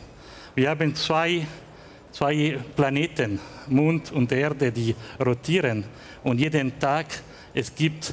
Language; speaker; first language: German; non-native, learner; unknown